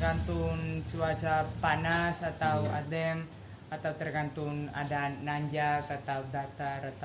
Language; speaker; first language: Indonesian; non-native, fluent; Spanish